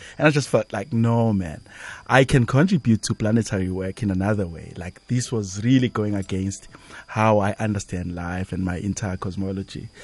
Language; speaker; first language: English; non-native, local second language; Zulu